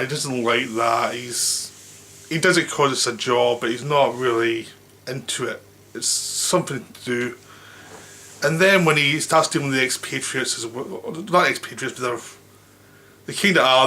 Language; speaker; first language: English; native; English